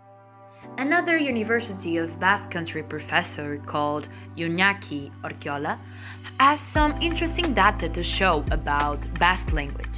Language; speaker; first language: English; non-native, fluent; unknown